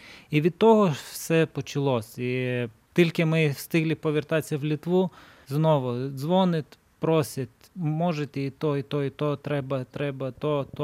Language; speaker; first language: Ukrainian; non-native, learner; Lithuanian